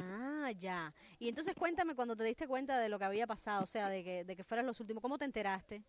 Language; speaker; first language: Spanish; native; Spanish